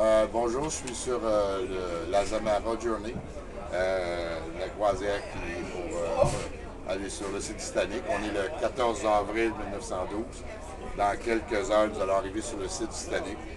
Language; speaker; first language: French; native; French